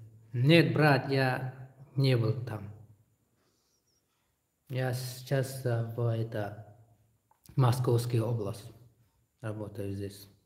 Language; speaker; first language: Russian; non-native, learner; Tajik